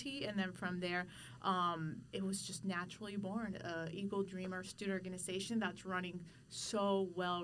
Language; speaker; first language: English; non-native, fluent; Spanish